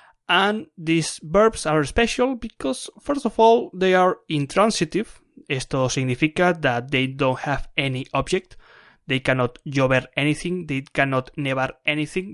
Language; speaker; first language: English; non-native, fluent; Spanish